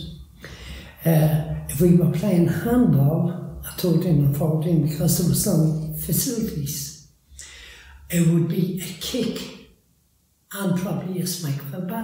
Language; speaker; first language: English; native; English